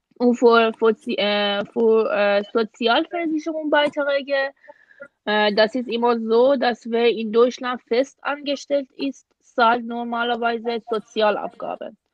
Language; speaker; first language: German; non-native, fluent; Persian